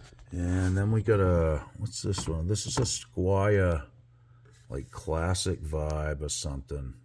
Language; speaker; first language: English; native; English